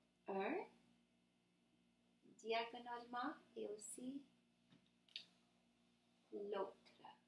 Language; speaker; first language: French; non-native, fluent; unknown